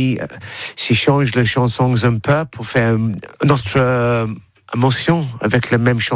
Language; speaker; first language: French; non-native, learner; English